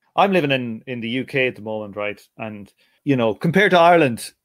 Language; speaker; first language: English; native; English